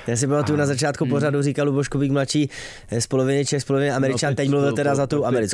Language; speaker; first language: Czech; native; Czech